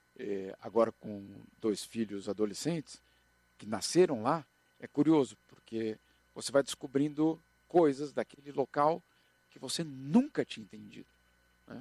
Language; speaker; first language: Portuguese; native; Portuguese